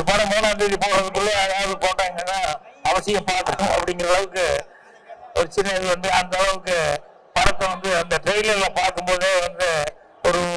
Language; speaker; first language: Tamil; native; Tamil